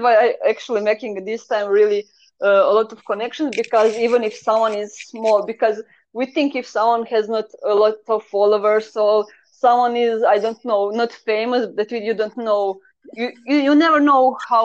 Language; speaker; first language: English; non-native, fluent; Croatian